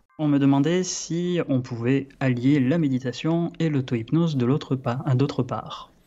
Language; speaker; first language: French; native; French